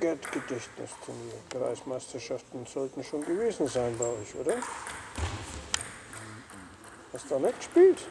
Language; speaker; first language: German; native; German